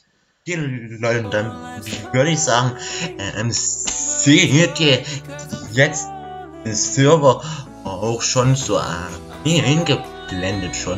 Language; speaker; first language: German; native; German